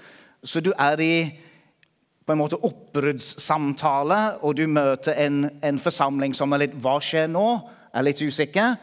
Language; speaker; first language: Norwegian; non-native, fluent; English